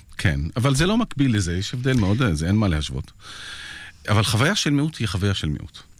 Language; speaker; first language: Hebrew; non-native, local second language; Arabic